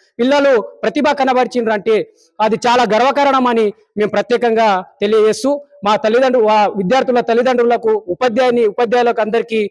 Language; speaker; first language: Telugu; non-native, local second language; Lambadi